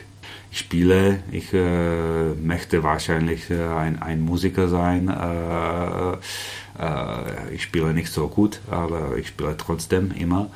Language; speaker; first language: German; non-native, fluent; Czech